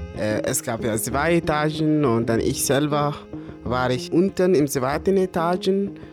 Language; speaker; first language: German; early bilingual, other home language; Arabic